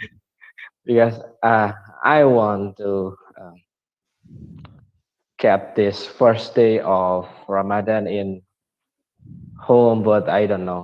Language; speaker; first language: English; non-native, learner; Indonesian